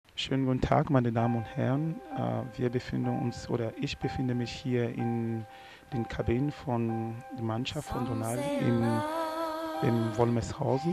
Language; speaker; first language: German; non-native, fluent; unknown